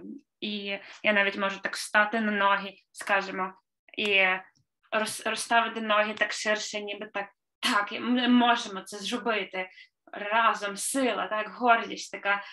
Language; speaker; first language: Ukrainian; native; Ukrainian